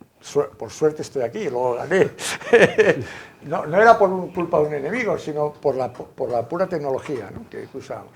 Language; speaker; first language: Spanish; native; Spanish